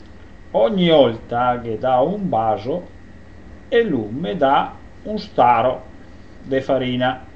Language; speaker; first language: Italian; native; Italian